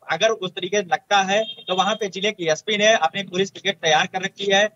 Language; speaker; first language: Hindi; native; Hindi